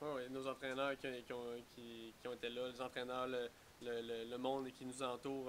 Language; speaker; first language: French; native; French